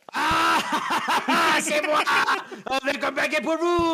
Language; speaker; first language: French; non-native, learner; English